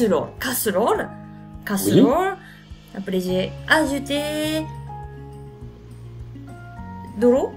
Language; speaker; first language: French; non-native, learner; Japanese